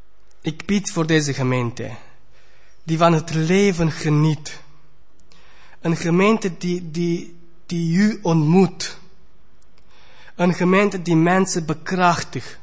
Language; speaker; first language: Dutch; non-native, fluent; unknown